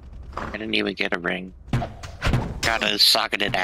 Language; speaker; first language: English; native; English